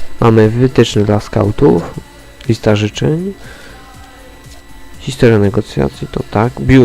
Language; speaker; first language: Polish; native; Polish